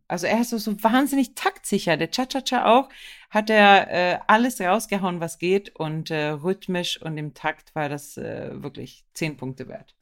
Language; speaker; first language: German; non-native, fluent; Swedish